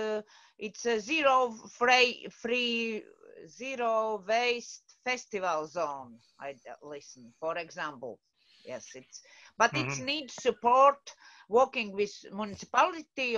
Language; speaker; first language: English; non-native, learner; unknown